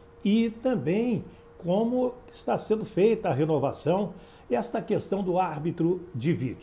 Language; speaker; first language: Portuguese; native; Portuguese